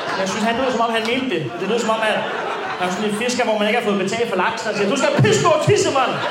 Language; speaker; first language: Danish; native; Danish